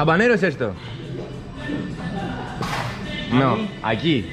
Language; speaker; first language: Spanish; non-native, learner; Greek